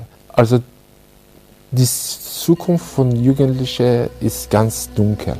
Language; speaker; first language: German; non-native, fluent; Persian